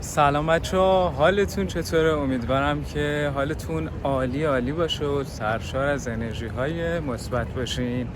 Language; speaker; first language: Persian; native; Persian